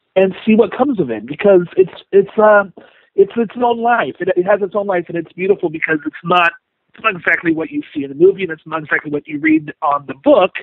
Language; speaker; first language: English; native; English